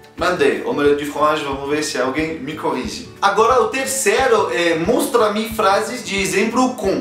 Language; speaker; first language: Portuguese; non-native, fluent; French